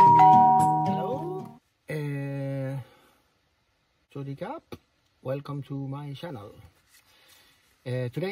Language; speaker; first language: English; non-native, learner; Swedish